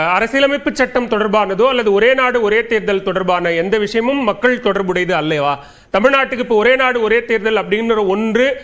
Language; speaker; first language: Tamil; native; Tamil